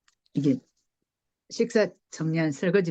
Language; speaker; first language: Korean; native; Korean